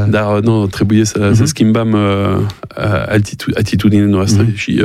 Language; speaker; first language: Romanian; non-native, learner; French